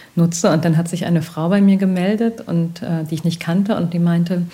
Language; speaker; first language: German; native; German